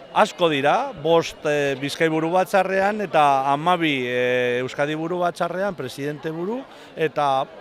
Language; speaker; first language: Basque; non-native, local second language; Spanish